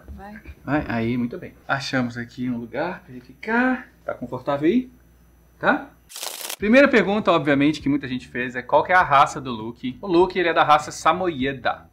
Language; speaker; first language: Portuguese; native; Portuguese